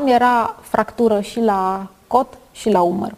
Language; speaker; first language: Romanian; native; Romanian